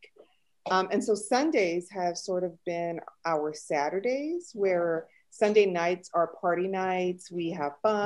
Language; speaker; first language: English; early bilingual, other home language; Spanish